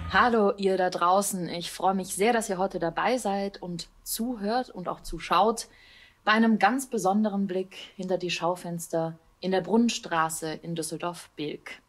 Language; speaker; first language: German; native; German